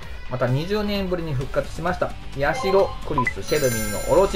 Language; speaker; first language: Japanese; native; Japanese